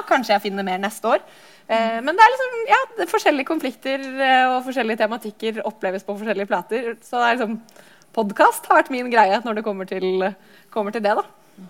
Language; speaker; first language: Norwegian; native; Norwegian